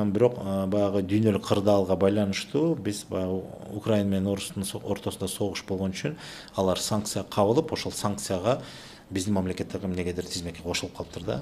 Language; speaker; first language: Kyrgyz; native; Kyrgyz